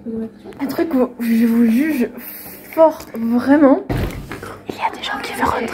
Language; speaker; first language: French; non-native, fluent; Swedish